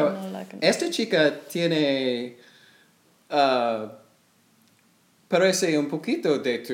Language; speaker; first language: Spanish; non-native, learner; English